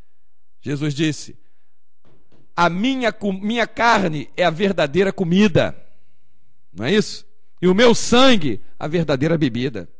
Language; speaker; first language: Portuguese; native; Portuguese